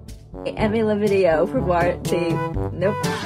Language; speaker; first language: French; non-native, learner; English